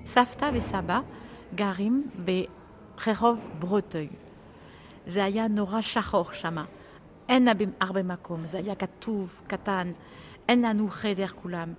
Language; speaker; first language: Hebrew; early bilingual, heritage; French